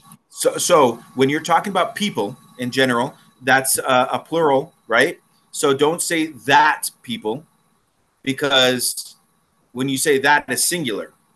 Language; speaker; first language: English; native; English